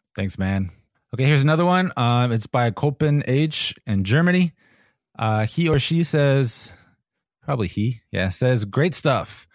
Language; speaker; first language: English; native; English